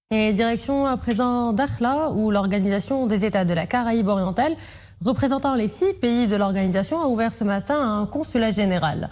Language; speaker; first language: French; non-native, local second language; Arabic